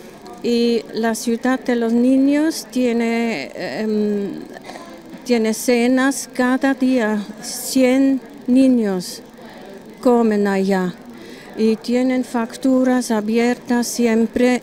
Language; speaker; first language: Spanish; non-native, learner; German